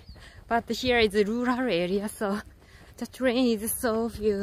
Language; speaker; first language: English; non-native, learner; Japanese